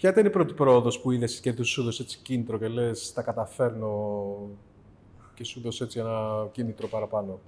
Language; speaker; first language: Greek; native; Greek